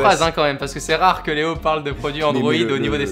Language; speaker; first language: French; native; French